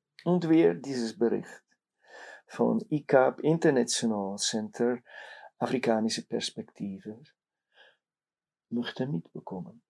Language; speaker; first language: German; non-native, fluent; Dutch